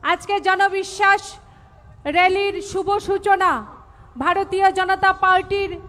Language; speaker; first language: Hindi; non-native, local second language; Bangla